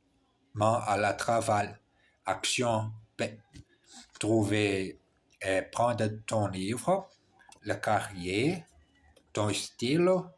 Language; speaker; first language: French; non-native, learner; Portuguese